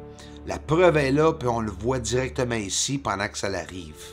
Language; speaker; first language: French; native; French